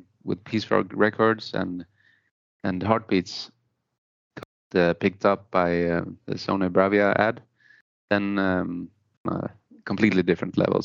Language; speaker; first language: English; non-native, fluent; Spanish